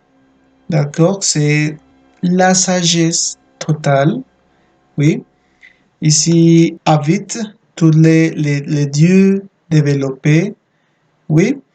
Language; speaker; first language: French; non-native, fluent; Spanish